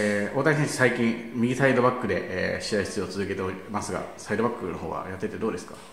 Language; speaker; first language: Japanese; native; Japanese